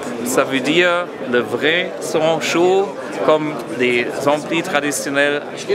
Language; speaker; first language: French; non-native, learner; German